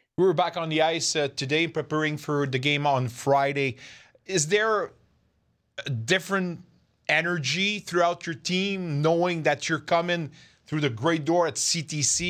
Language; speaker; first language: English; non-native, fluent; French